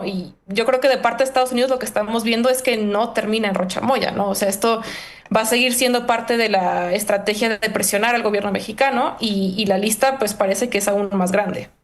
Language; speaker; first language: Spanish; native; Spanish